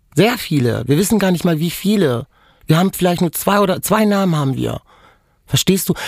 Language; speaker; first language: German; non-native, local second language; Romany